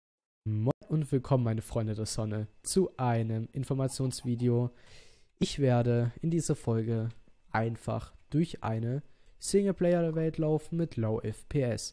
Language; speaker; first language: German; native; German